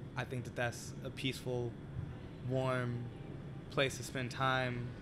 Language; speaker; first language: English; native; English